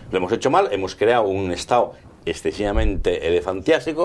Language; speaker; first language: Spanish; native; Spanish